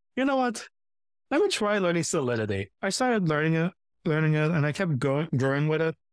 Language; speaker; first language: English; early bilingual, other home language; Filipino